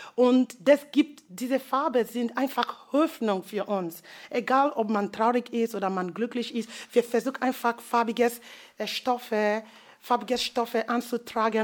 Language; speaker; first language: German; non-native, fluent; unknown